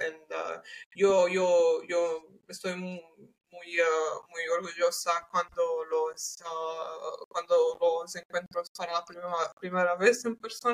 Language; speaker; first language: Spanish; non-native, learner; English